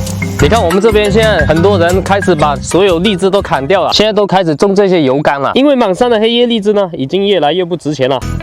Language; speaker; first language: Chinese; native; Chinese